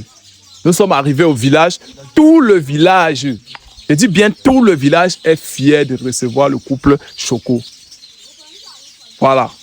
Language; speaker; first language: French; native; French